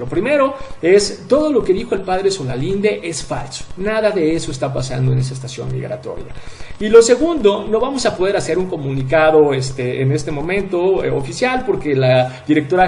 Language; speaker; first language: Spanish; native; Spanish